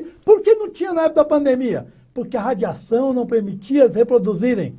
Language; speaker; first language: Portuguese; native; Portuguese